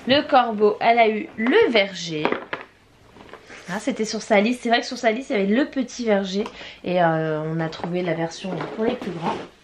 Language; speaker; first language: French; native; French